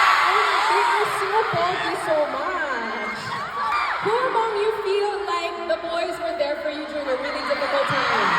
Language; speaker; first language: English; non-native, local second language; Filipino